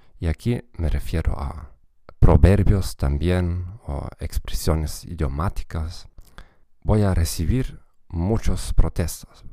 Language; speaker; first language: Spanish; non-native, fluent; German